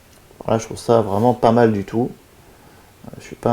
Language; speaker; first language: French; native; French